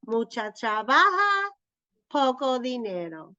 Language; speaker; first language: Spanish; non-native, fluent; English